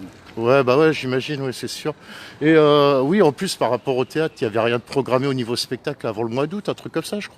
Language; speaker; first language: French; native; French